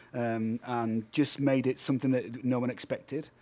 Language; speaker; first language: English; native; English